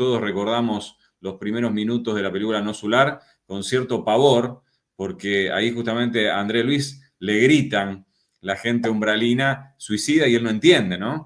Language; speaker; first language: Spanish; native; Spanish